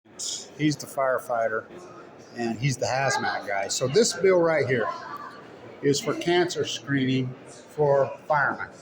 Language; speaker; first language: English; native; English